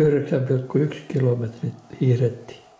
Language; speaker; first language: Finnish; native; Finnish